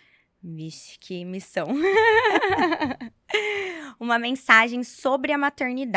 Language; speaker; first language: Portuguese; native; Portuguese